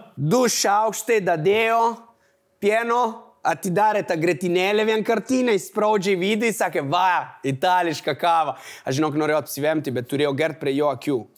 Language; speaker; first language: Lithuanian; non-native, fluent; Italian